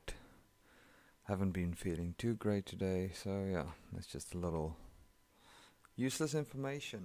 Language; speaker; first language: English; non-native, local second language; Afrikaans